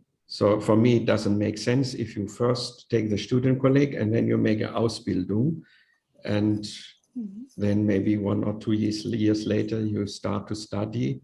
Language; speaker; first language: English; non-native, fluent; Indonesian